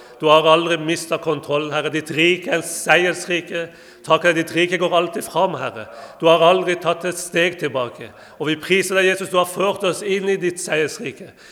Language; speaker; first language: Norwegian; non-native, fluent; Persian